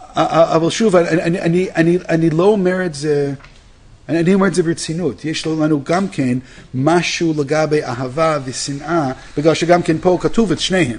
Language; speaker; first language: Hebrew; non-native, fluent; English